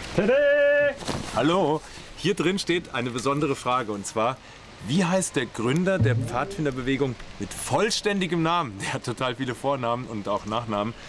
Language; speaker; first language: German; native; German